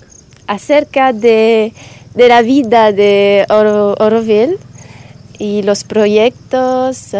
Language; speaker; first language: Spanish; non-native, learner; French